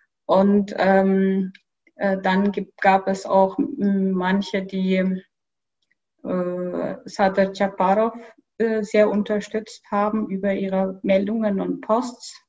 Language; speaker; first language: German; non-native, fluent; Kyrgyz